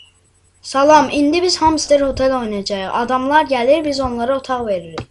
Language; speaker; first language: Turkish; non-native, learner; Azerbaijani